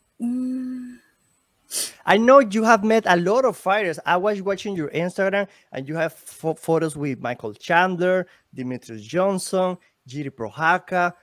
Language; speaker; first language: English; non-native, learner; Spanish